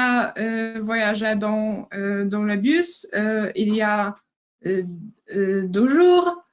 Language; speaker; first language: French; non-native, learner; Polish